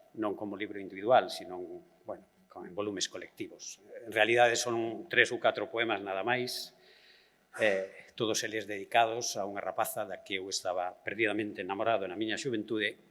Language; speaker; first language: Galician; native; Galician